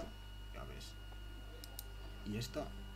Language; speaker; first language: Spanish; native; Spanish